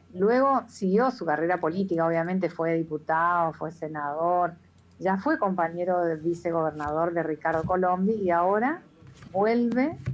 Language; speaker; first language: Spanish; native; Spanish